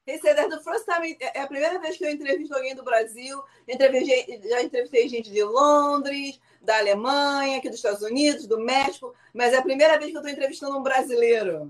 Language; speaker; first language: Portuguese; native; Portuguese